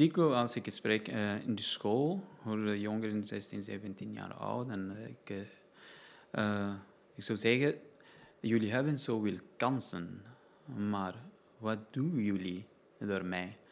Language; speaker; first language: Dutch; non-native, learner; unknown